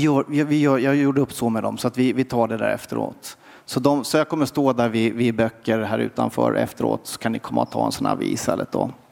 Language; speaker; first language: Swedish; native; Swedish